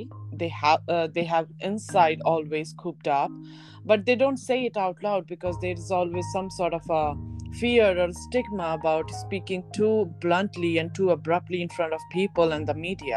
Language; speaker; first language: English; non-native, local second language; Hindi